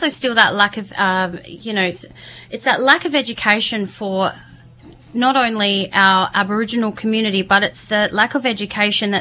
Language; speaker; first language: English; native; English